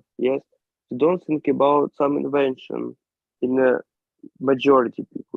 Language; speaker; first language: English; non-native, learner; Ukrainian